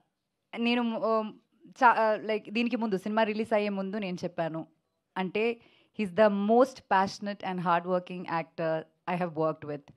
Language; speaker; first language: Telugu; non-native, local second language; Malayalam